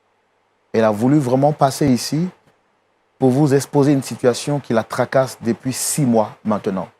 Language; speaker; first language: French; native; French